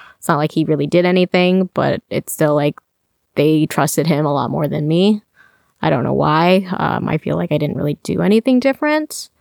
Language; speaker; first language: English; native; English